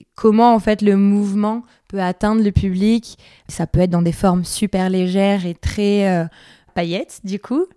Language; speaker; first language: French; native; French